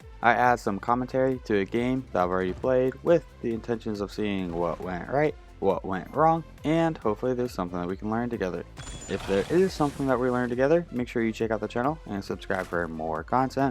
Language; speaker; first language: English; native; English